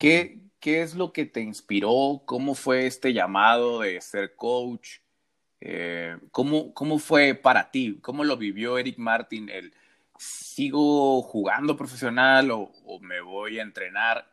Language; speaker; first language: Spanish; native; Spanish